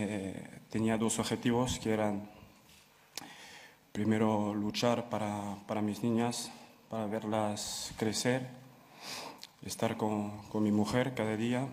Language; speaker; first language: Spanish; non-native, fluent; French